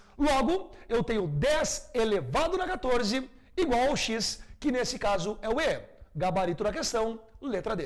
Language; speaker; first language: Portuguese; native; Portuguese